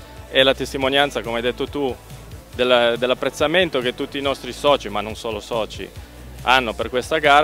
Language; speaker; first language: Italian; native; Italian